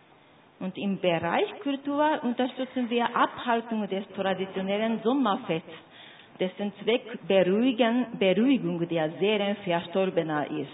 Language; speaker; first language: German; non-native, fluent; Japanese